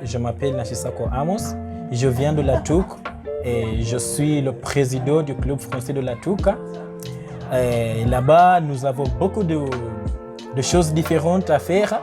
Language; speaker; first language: French; non-native, learner; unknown